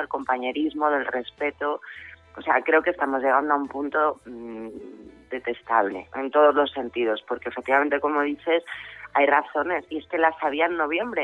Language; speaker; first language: Spanish; native; Spanish